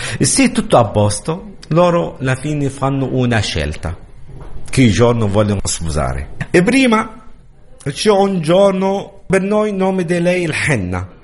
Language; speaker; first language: Italian; non-native, learner; Arabic